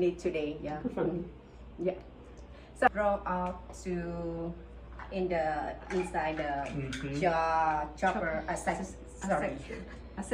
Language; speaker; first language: English; non-native, learner; Vietnamese